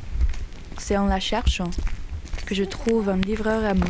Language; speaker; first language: French; non-native, fluent; English